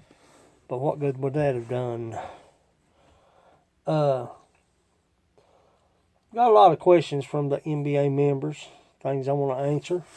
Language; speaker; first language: English; native; English